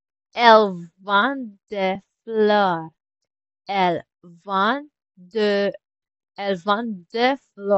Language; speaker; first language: French; non-native, fluent; Filipino